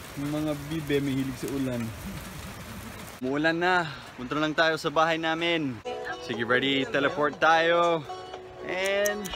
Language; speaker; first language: Filipino; non-native, fluent; English